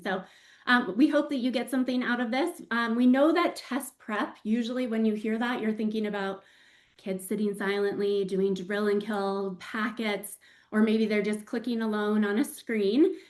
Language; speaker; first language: English; native; English